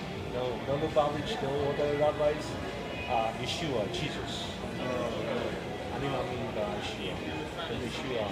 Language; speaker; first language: Hebrew; non-native, learner; Russian